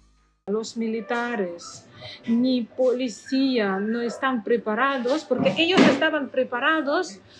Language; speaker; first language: Spanish; non-native, fluent; Russian